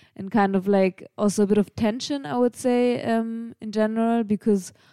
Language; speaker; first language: English; non-native, fluent; German